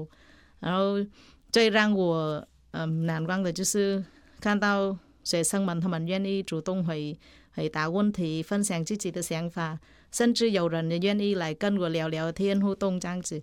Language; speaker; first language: Chinese; non-native, fluent; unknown